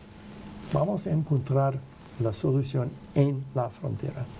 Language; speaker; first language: Spanish; non-native, fluent; English